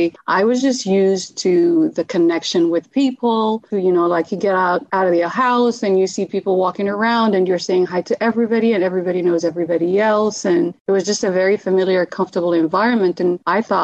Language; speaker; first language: English; non-native, fluent; Arabic